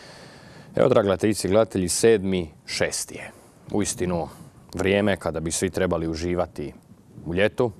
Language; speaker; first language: Croatian; native; Croatian